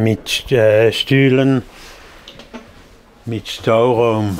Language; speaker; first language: German; non-native, fluent; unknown